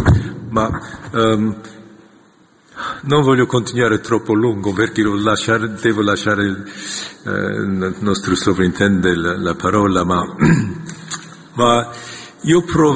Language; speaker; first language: Italian; non-native, fluent; Korean